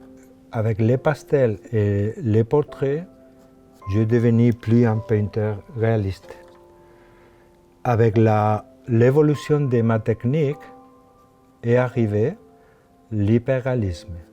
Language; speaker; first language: French; non-native, fluent; Spanish